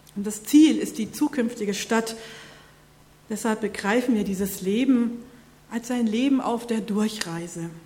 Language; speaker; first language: German; native; German